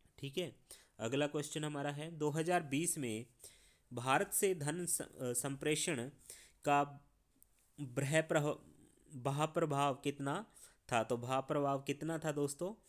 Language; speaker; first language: Hindi; non-native, local second language; Punjabi